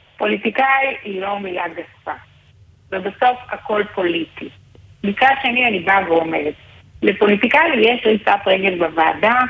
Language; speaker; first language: Hebrew; native; Hebrew